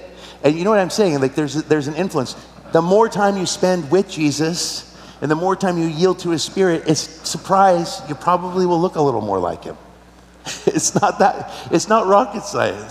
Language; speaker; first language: English; native; English